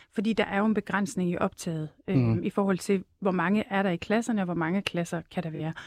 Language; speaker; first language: Danish; native; Danish